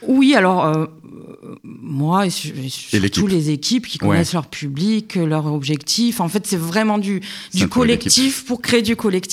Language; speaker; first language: French; native; French